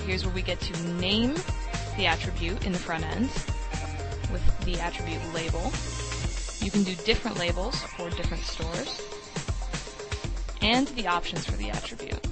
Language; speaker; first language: English; native; English